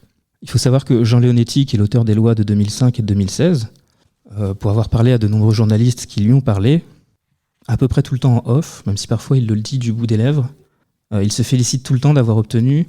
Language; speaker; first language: French; native; French